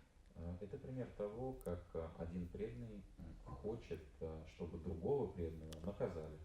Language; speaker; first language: Russian; native; Russian